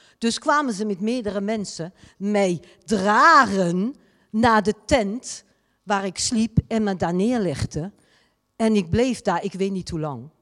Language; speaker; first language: Dutch; non-native, fluent; French